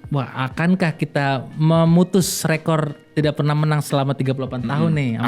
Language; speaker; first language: Indonesian; native; Indonesian